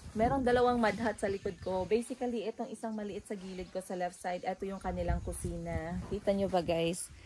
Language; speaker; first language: Filipino; non-native, local second language; Cebuano